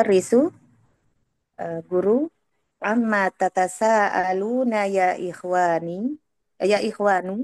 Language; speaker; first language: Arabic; non-native, learner; Indonesian